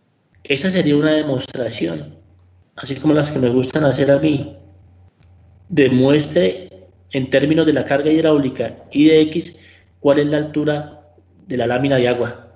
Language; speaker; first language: Spanish; native; Spanish